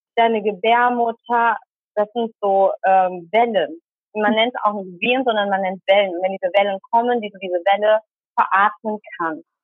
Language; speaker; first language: German; early bilingual, other home language; Tamil